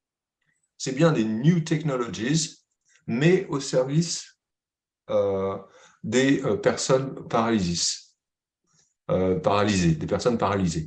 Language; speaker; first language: French; native; French